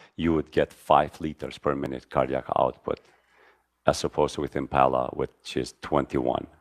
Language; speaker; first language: English; non-native, fluent; Albanian